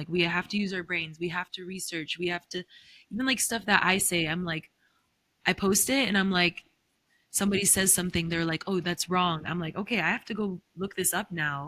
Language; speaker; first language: English; early bilingual, heritage; English